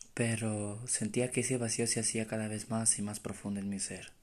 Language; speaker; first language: Spanish; non-native, fluent; Romanian